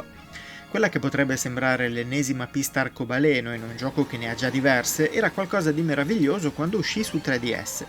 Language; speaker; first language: Italian; native; Italian